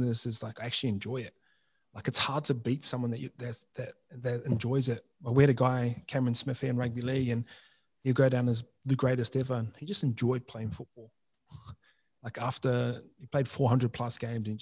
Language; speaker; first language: English; native; English